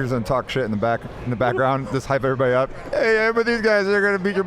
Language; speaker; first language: English; native; English